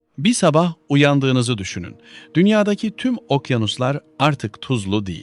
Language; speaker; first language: Turkish; native; Turkish